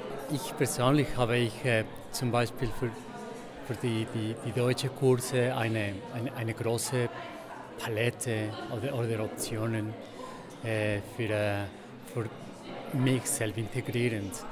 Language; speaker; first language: German; non-native, learner; Spanish